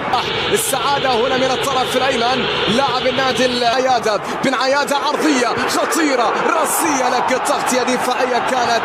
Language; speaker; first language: Arabic; native; Arabic